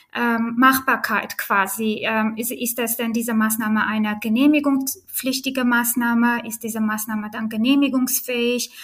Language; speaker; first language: German; non-native, fluent; Armenian